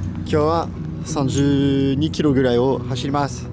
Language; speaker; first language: Japanese; native; Japanese